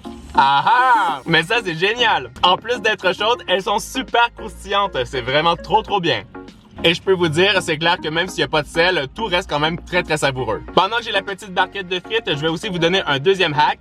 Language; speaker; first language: French; native; French